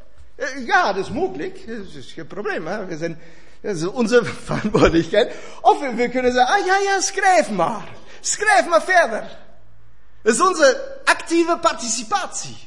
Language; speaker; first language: German; non-native, learner; Dutch